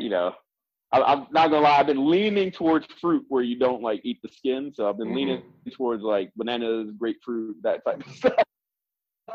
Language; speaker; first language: English; native; English